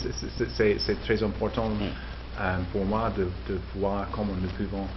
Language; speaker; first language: French; non-native, fluent; English